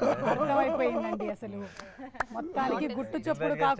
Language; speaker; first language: Telugu; native; Telugu